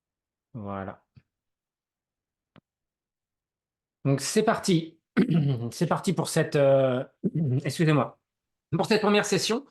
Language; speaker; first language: French; native; French